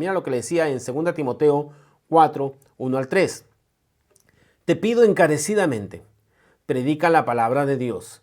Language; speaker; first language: Spanish; native; Spanish